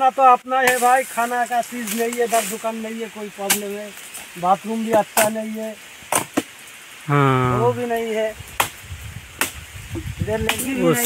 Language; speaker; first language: Hindi; non-native, local second language; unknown